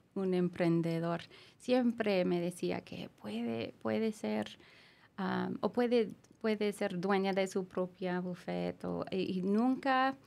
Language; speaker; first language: Spanish; non-native, learner; English